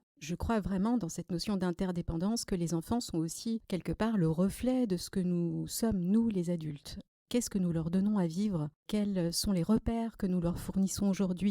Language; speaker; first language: French; native; French